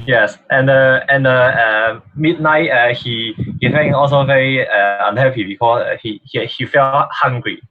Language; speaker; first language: English; non-native, learner; Cantonese